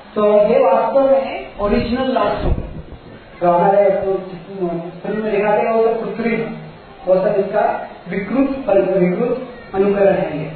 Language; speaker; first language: Hindi; non-native, local second language; Marathi